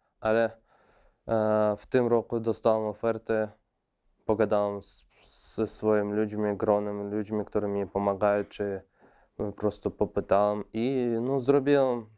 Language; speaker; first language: Polish; non-native, fluent; Russian